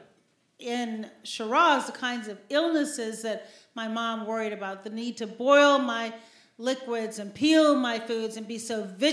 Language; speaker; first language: English; native; English